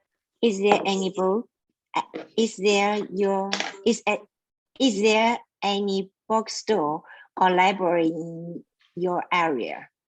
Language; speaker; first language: English; non-native, learner; Chinese